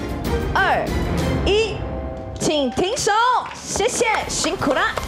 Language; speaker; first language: Chinese; native; Chinese